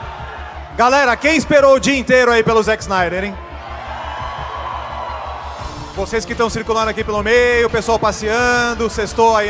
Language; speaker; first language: Portuguese; native; Portuguese